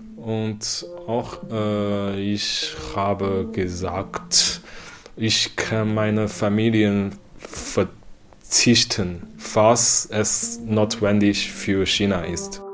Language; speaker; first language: German; non-native, learner; Chinese